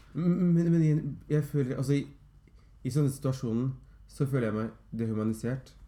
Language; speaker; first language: Norwegian; early bilingual, other home language; Somali